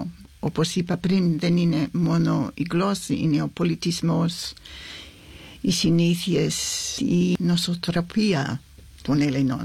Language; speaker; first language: Greek; non-native, fluent; English